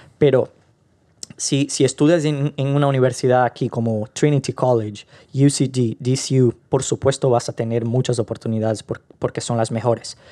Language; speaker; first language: Spanish; non-native, fluent; Portuguese